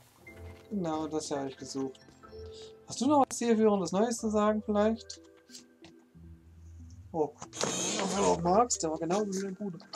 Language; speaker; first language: German; native; German